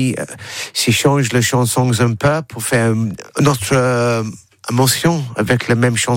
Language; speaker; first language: French; non-native, learner; English